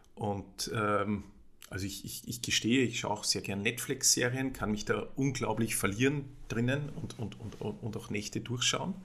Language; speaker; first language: German; native; German